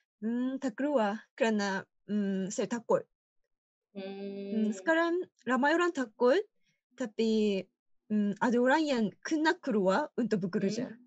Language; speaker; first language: Indonesian; non-native, learner; Japanese